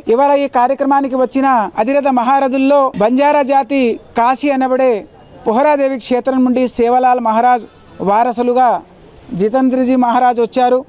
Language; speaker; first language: Telugu; non-native, local second language; Lambadi